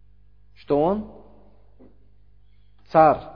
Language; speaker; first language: Russian; non-native, learner; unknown